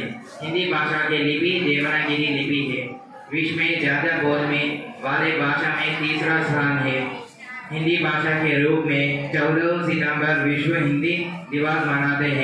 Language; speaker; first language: Hindi; non-native, local second language; Telugu